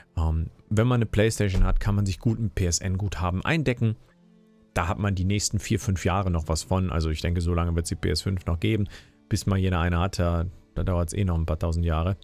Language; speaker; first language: German; native; German